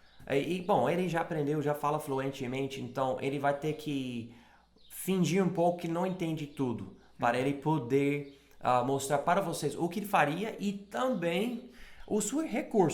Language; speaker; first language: Portuguese; non-native, fluent; English